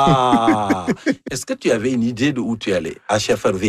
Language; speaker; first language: French; native; French